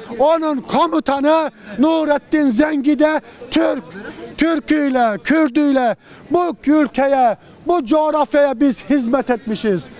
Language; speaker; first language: Turkish; native; Turkish